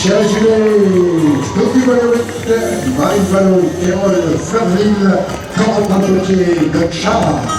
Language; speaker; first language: French; native; French